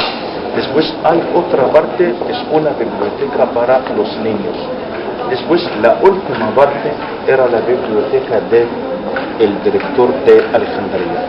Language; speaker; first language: Spanish; non-native, fluent; Arabic